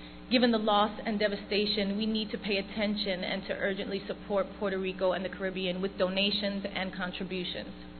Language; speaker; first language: English; early bilingual, other home language; Spanish